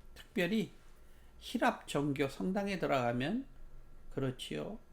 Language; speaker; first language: Korean; native; Korean